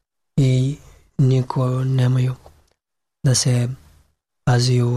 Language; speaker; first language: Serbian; non-native, learner; Pashto